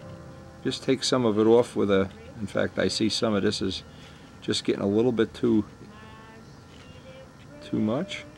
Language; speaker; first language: English; native; English